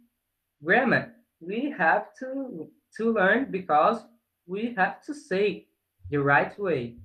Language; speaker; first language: English; non-native, learner; Portuguese